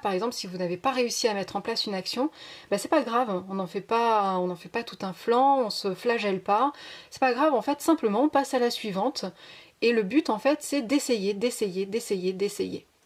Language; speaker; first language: French; native; French